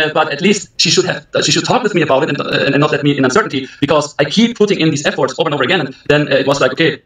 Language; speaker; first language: English; early bilingual, other home language; German